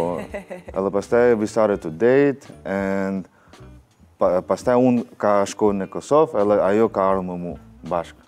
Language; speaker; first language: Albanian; non-native, learner; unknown